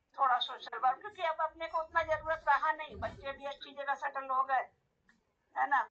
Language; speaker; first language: Hindi; non-native, local second language; Bangla